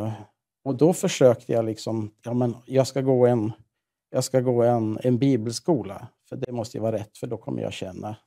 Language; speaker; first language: Swedish; native; Swedish